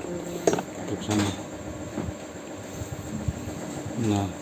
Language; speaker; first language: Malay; non-native, local second language; Javanese